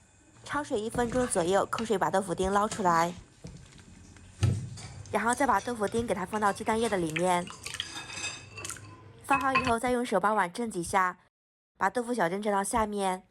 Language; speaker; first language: Chinese; native; Chinese